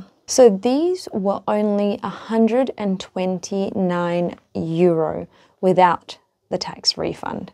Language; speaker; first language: English; native; English